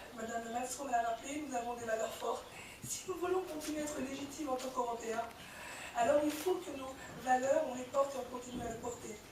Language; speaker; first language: French; early bilingual, other home language; Kabyle